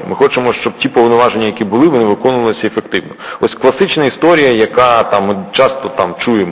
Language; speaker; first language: Ukrainian; native; Ukrainian